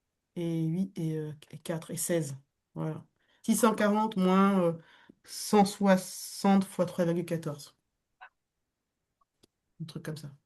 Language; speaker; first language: French; native; French